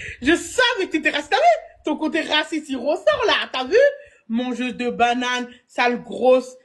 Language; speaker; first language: French; early bilingual, other home language; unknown